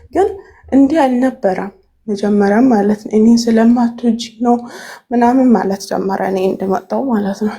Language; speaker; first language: Amharic; native; Amharic